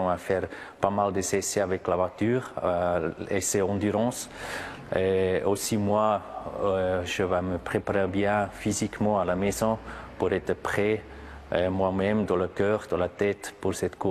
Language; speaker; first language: French; non-native, local second language; German